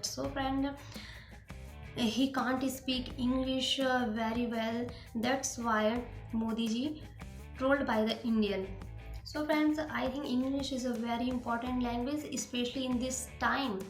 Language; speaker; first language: English; non-native, learner; Hindi